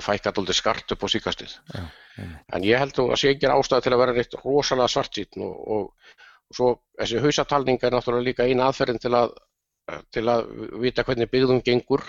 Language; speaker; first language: Icelandic; native; Icelandic